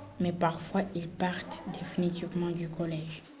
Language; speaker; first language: French; non-native, learner; Bambara